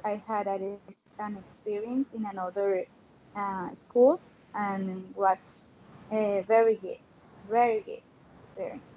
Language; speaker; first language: English; non-native, learner; Spanish